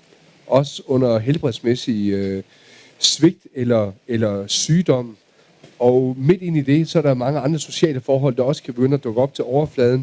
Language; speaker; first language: Danish; native; Danish